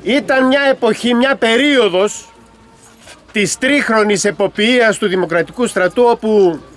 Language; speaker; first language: Greek; native; Greek